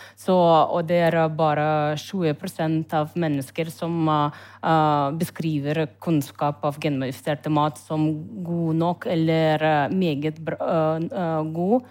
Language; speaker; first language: Norwegian; non-native, learner; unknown